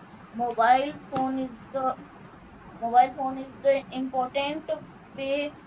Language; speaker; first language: English; non-native, learner; Hindi